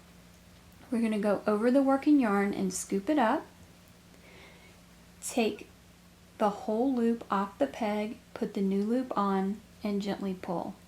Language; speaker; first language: English; native; English